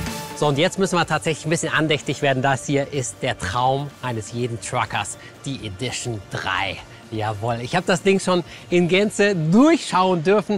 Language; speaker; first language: German; native; German